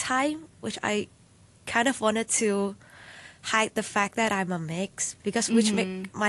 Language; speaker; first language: English; non-native, local second language; Cantonese